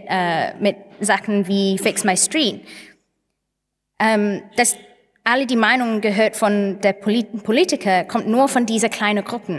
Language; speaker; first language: German; non-native, fluent; English